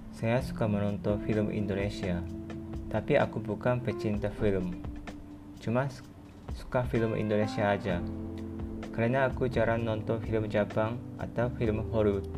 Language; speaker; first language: Indonesian; non-native, fluent; Japanese